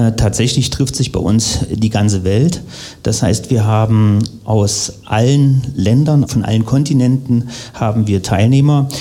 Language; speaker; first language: German; native; German